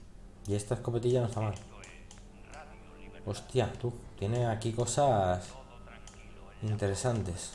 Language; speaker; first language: Spanish; native; Spanish